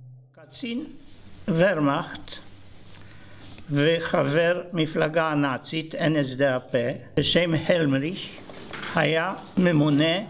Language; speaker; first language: Hebrew; non-native, fluent; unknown